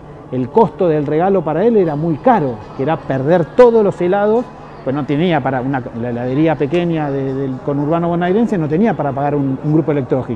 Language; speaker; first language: Spanish; native; Spanish